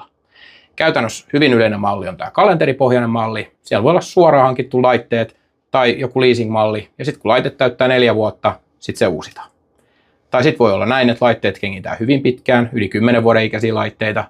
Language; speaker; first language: Finnish; native; Finnish